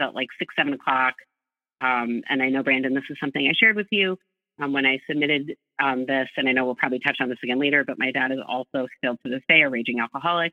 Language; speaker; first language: English; native; English